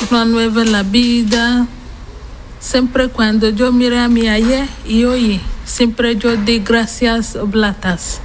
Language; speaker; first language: Spanish; non-native, learner; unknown